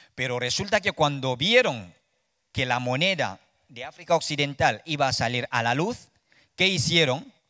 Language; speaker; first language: Spanish; non-native, fluent; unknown